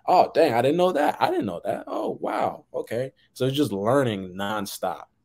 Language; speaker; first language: English; native; English